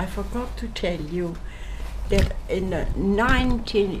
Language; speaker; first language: English; non-native, fluent; Italian